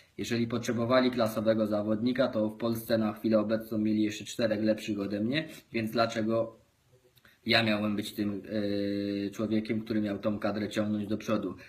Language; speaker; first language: Polish; native; Polish